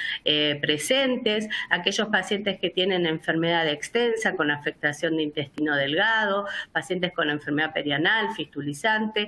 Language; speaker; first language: Spanish; native; Spanish